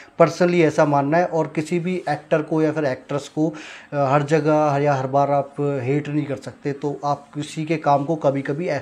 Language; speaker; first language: Hindi; native; Hindi